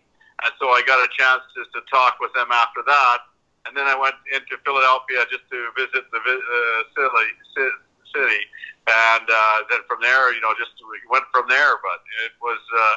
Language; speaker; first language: English; native; English